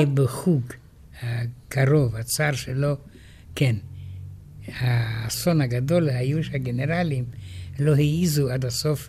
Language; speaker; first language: Hebrew; non-native, fluent; Romanian